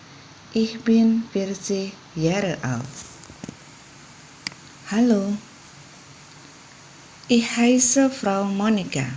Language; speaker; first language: German; non-native, fluent; Indonesian